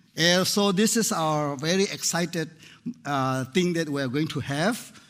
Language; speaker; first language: English; non-native, fluent; Burmese